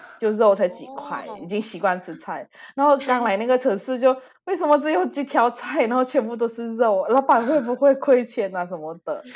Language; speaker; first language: Chinese; early bilingual, heritage; Chinese